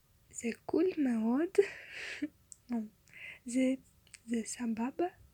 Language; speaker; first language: Hebrew; non-native, learner; Russian